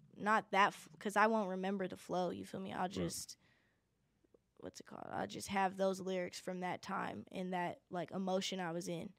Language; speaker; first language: English; native; English